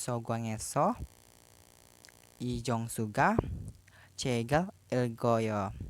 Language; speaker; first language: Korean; non-native, learner; Indonesian